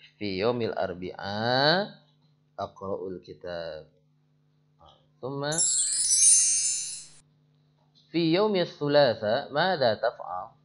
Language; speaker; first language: Arabic; non-native, fluent; Indonesian